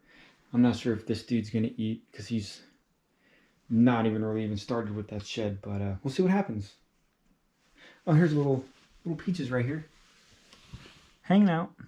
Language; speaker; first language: English; native; English